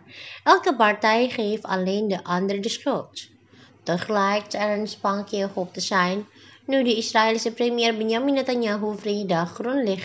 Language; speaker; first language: Dutch; non-native, fluent; Indonesian